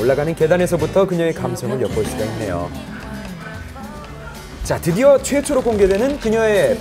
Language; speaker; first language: Korean; native; Korean